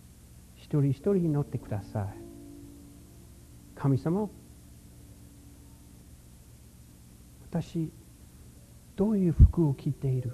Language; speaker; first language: Japanese; non-native, fluent; English